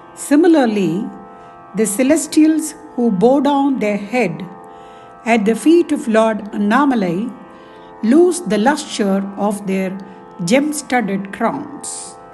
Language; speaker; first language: English; non-native, local second language; Tamil